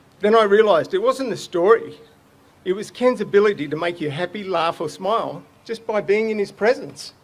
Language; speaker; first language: English; native; English